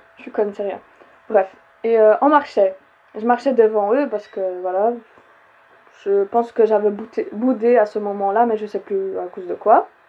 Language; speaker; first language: French; early bilingual, other home language; Polish